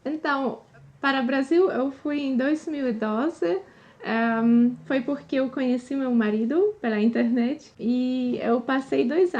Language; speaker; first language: Portuguese; non-native, fluent; Polish